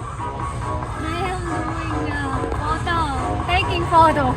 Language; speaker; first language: English; non-native, learner; Vietnamese